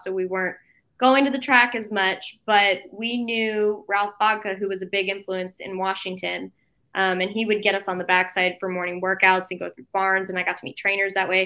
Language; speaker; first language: English; native; English